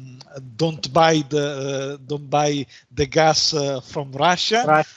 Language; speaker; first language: English; non-native, learner; Italian